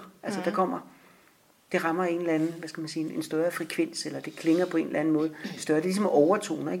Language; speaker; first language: Danish; native; Danish